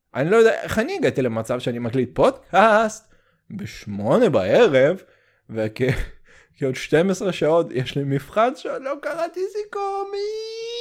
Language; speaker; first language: Hebrew; early bilingual, heritage; Hebrew